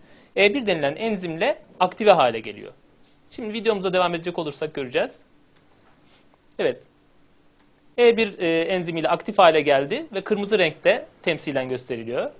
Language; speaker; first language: Turkish; native; Turkish